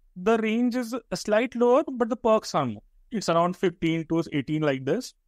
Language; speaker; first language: English; non-native, local second language; Hindi